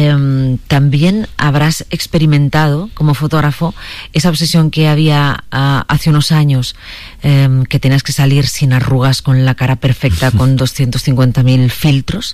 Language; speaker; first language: Spanish; native; Spanish